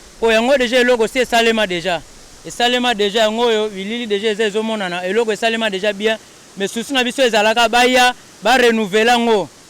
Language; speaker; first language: Lingala; non-native, local second language; Kongo